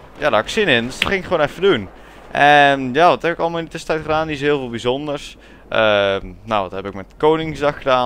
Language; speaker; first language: Dutch; native; Dutch